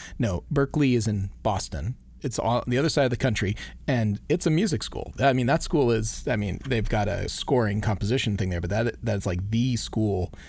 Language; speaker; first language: English; native; English